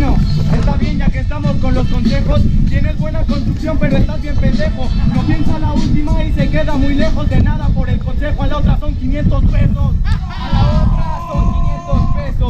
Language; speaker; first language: Spanish; native; Spanish